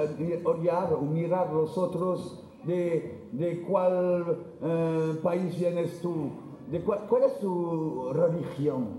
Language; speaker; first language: Spanish; non-native, fluent; French